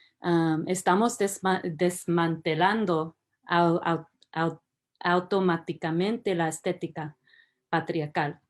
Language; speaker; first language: Spanish; early bilingual, heritage; English